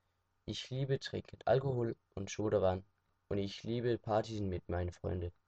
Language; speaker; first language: German; non-native, learner; Danish